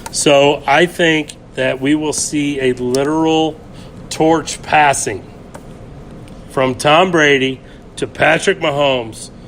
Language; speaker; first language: English; native; English